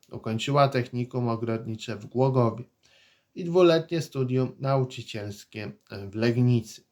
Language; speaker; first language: Polish; native; Polish